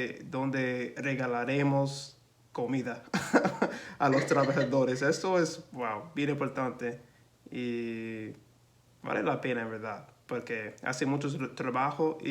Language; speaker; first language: Spanish; non-native, learner; English